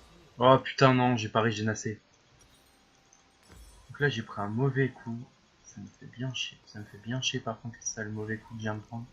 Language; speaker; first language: French; native; French